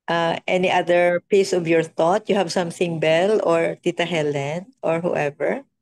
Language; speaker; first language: English; non-native, local second language; Filipino